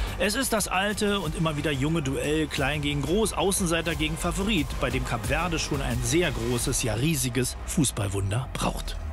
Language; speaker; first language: German; native; German